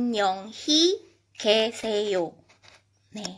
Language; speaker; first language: Korean; non-native, fluent; Filipino